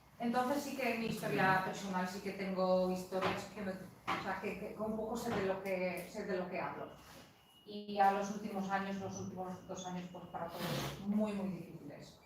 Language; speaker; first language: Spanish; non-native, fluent; Polish